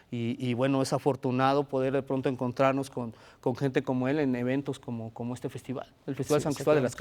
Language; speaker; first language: Spanish; native; Spanish